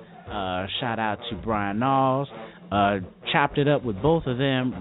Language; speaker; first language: English; native; English